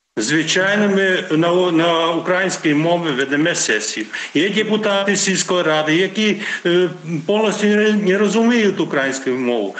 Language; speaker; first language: Ukrainian; non-native, local second language; Hungarian